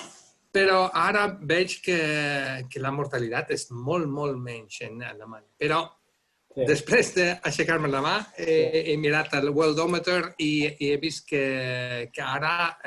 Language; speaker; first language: Catalan; non-native, fluent; Dutch